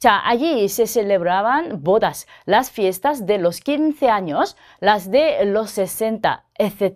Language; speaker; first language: Spanish; non-native, fluent; Korean